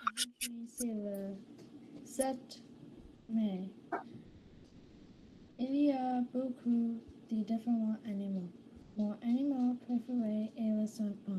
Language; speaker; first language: French; non-native, learner; English